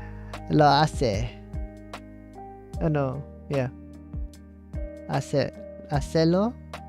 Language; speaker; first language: Spanish; non-native, learner; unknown